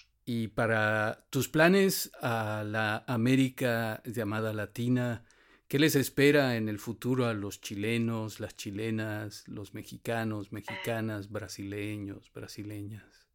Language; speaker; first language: Spanish; native; Spanish